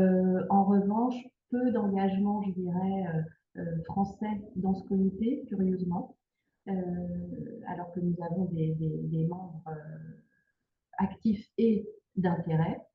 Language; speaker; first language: French; native; French